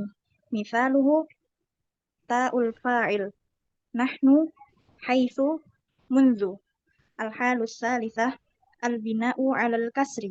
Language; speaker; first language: Arabic; non-native, learner; Indonesian